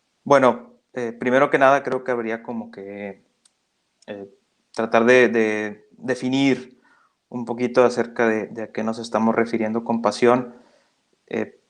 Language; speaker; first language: Spanish; native; Spanish